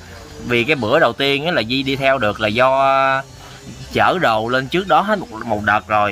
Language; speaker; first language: Vietnamese; native; Vietnamese